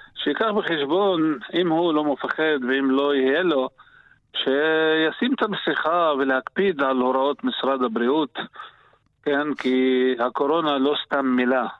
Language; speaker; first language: Hebrew; native; Hebrew